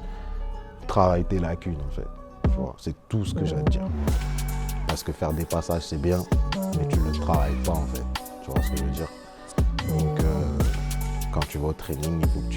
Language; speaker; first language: French; native; French